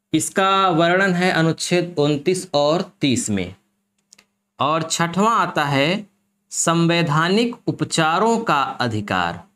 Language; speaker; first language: Hindi; native; Hindi